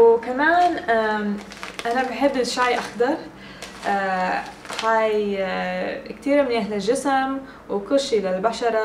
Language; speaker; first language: Arabic; early bilingual, heritage; English